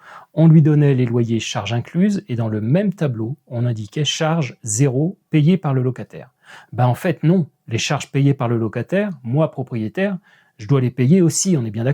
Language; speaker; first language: French; native; French